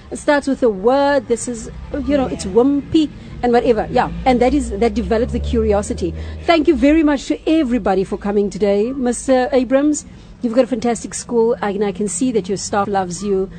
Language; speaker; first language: English; non-native, local second language; Afrikaans